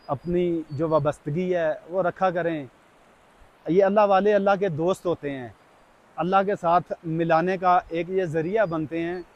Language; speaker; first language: Urdu; native; Urdu